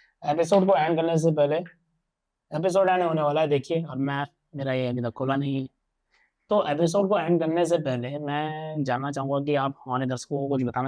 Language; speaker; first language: Hindi; native; Hindi